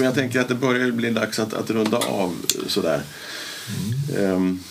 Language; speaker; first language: Swedish; native; Swedish